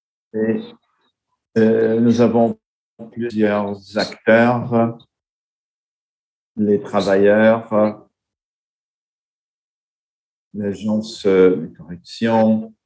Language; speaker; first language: French; non-native, fluent; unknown